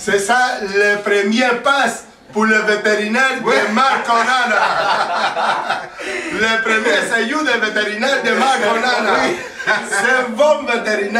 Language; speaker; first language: French; non-native, learner; Spanish